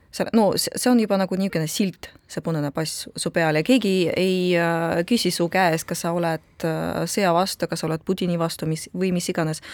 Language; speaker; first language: Estonian; non-native, local second language; Russian